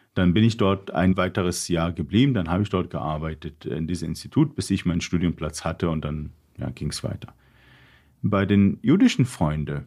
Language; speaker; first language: German; non-native, fluent; Arabic